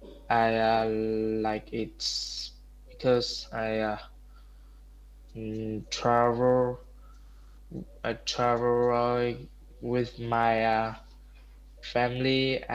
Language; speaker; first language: English; non-native, learner; Vietnamese